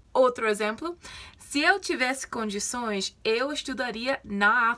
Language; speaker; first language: Portuguese; non-native, fluent; English